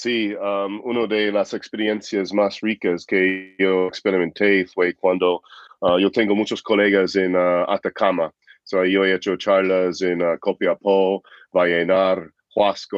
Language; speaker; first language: Spanish; non-native, fluent; English